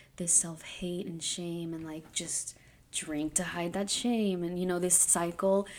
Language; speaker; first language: English; early bilingual, other home language; Spanish